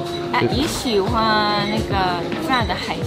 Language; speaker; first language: Chinese; non-native, fluent; Japanese